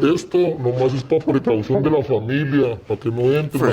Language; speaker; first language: Spanish; native; Spanish